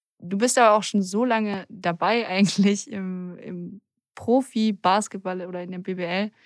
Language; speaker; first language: German; native; German